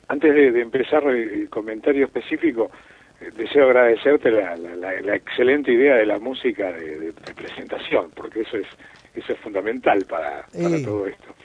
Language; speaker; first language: Spanish; native; Spanish